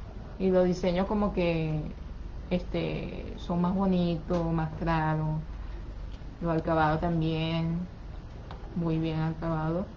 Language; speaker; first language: Spanish; non-native, fluent; Chinese